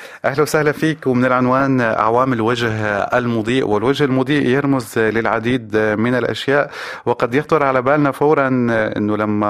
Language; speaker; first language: Arabic; native; Arabic